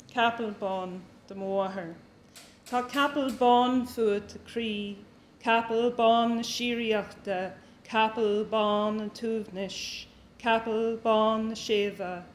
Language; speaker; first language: Irish; non-native, local second language; English